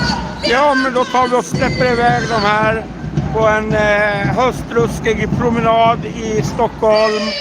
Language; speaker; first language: Swedish; native; Swedish